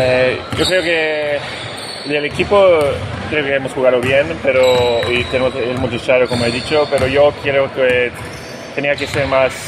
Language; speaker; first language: Spanish; non-native, fluent; Swedish